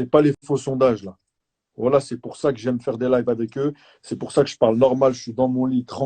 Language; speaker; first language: French; native; French